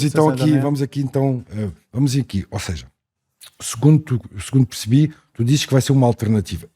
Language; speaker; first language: Portuguese; native; Portuguese